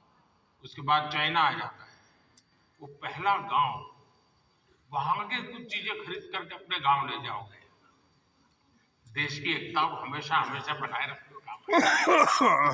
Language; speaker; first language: Hindi; native; Hindi